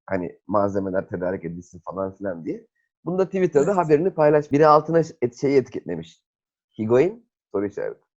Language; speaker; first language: Turkish; native; Turkish